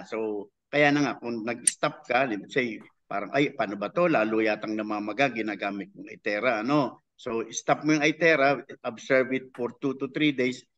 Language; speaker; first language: Filipino; native; Filipino